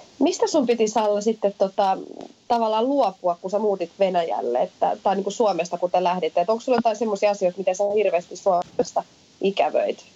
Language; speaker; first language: Finnish; native; Finnish